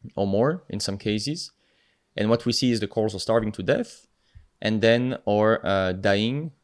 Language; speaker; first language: English; non-native, fluent; French